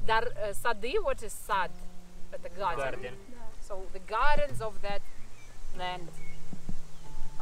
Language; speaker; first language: English; non-native, fluent; Russian